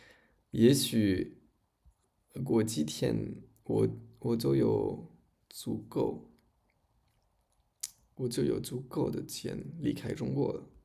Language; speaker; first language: Chinese; non-native, learner; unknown